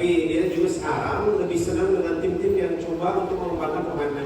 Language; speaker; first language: Indonesian; native; Indonesian